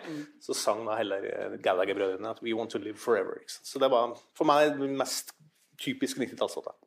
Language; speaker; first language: Norwegian; native; Norwegian